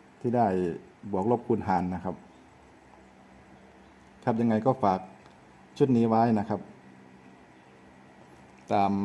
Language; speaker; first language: Thai; native; Thai